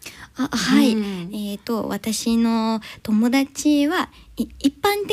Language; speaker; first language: Japanese; non-native, learner; English